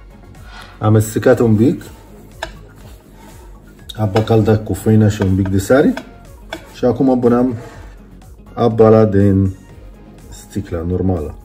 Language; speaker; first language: Romanian; non-native, learner; Arabic